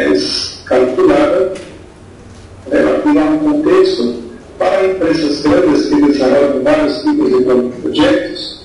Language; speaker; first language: Spanish; non-native, fluent; Portuguese